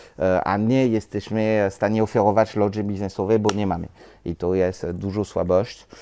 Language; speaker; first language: Polish; non-native, learner; French